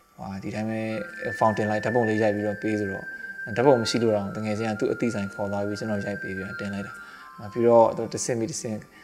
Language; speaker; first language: Burmese; non-native, local second language; Shan